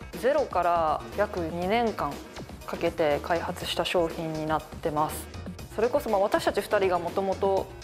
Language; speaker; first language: Japanese; native; Japanese